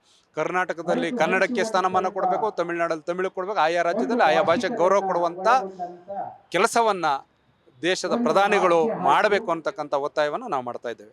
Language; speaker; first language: Kannada; native; Kannada